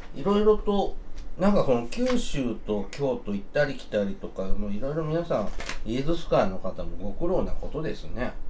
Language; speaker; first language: Japanese; native; Japanese